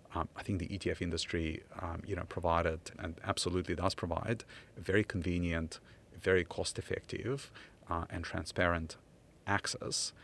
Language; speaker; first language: English; non-native, fluent; Ukrainian